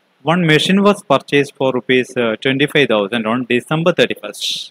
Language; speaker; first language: English; non-native, local second language; Malayalam